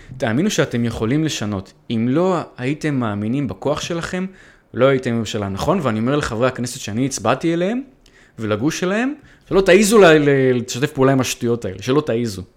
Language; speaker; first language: Hebrew; native; Hebrew